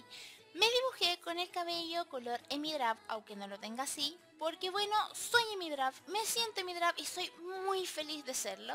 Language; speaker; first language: Spanish; native; Spanish